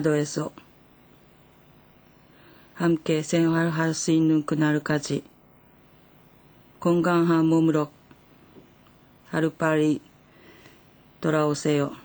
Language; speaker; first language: Korean; non-native, fluent; Japanese